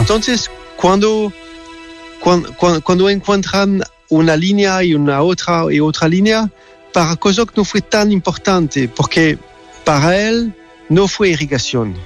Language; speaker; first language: Spanish; non-native, learner; French